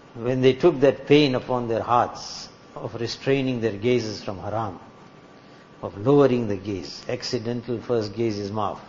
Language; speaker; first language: English; native; English